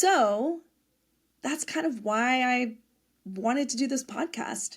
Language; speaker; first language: English; native; English